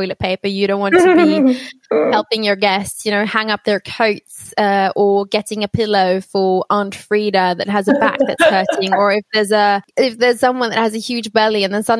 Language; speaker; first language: English; native; English